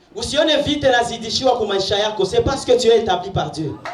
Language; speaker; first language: French; non-native, local second language; Swahili